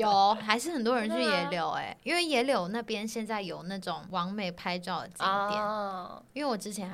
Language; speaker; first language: Chinese; native; Chinese